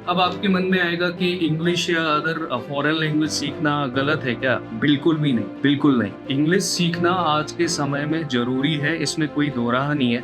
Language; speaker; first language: Hindi; native; Hindi